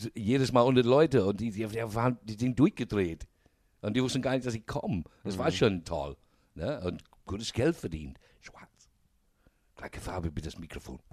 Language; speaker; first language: German; non-native, fluent; English